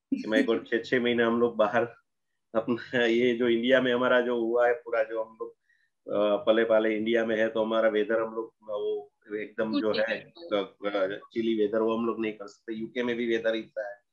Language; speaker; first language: Hindi; non-native, local second language; Gujarati